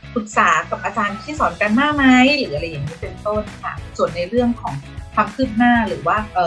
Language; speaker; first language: Thai; native; Thai